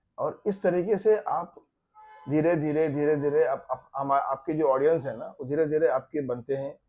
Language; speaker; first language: Hindi; native; Hindi